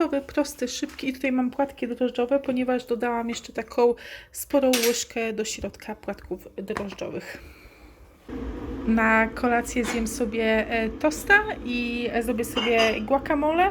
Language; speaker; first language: Polish; native; Polish